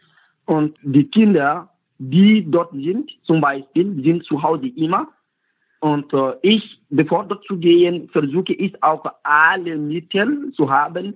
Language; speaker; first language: German; non-native, learner; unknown